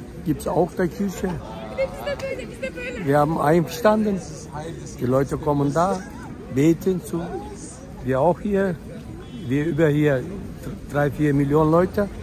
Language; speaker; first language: German; non-native, learner; Turkish